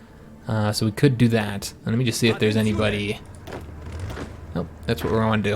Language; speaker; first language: English; native; English